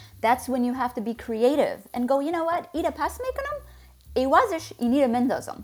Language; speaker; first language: English; early bilingual, other home language; Persian